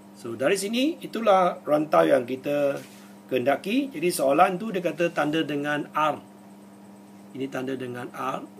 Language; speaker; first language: Malay; non-native, local second language; Chinese